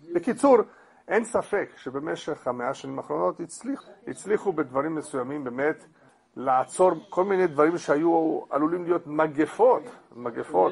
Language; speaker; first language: Hebrew; non-native, fluent; English